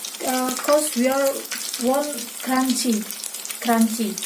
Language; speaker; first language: English; non-native, learner; Indonesian